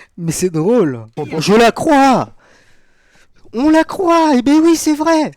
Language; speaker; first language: French; native; French